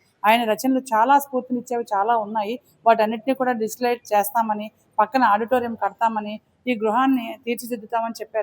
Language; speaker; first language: Telugu; native; Telugu